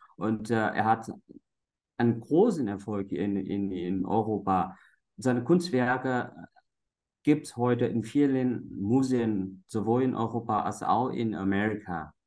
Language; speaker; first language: German; non-native, fluent; Vietnamese